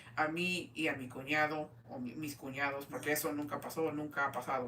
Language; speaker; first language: Spanish; early bilingual, heritage; Spanish